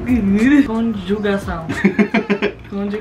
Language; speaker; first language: Portuguese; non-native, learner; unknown